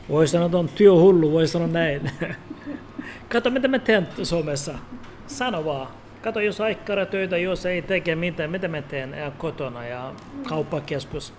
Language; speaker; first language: Finnish; non-native, learner; Turkish